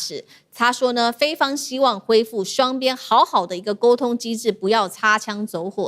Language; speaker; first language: Chinese; native; Chinese